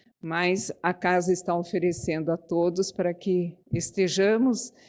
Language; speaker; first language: Portuguese; native; Portuguese